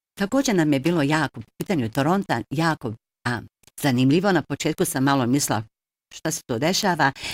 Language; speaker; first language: Bosnian; early bilingual, heritage; Bosnian